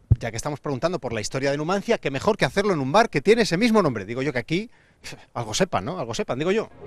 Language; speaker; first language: Spanish; native; Spanish